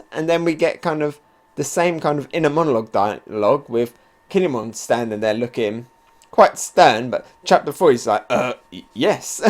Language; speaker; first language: English; native; English